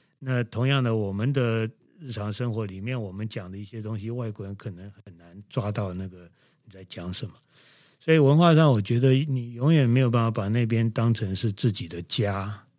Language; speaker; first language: Chinese; native; Chinese